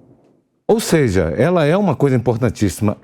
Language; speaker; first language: Portuguese; native; Portuguese